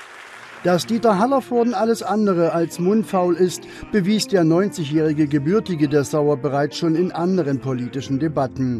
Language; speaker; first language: German; native; German